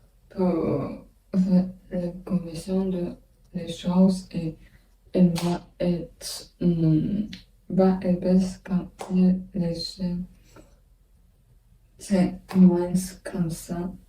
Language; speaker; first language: French; non-native, learner; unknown